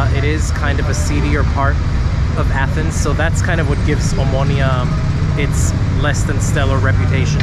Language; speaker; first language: English; early bilingual, other home language; Greek